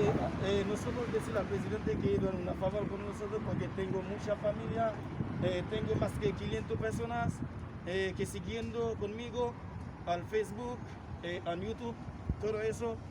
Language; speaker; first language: Spanish; non-native, learner; Haitian Creole